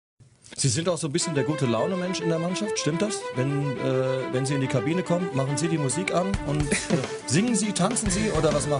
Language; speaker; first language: German; native; German